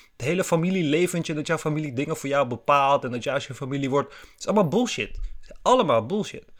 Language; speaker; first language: Dutch; early bilingual, other home language; Turkish